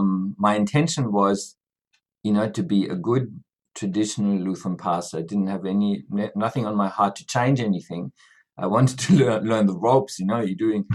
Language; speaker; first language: English; non-native, fluent; German